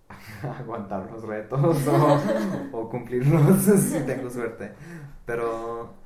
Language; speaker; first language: Spanish; non-native, fluent; English